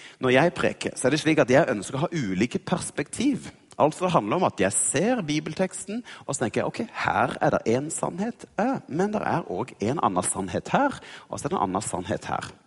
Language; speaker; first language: Norwegian; native; Norwegian